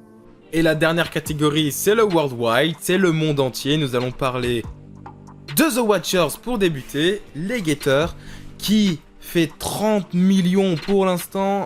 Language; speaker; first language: French; native; French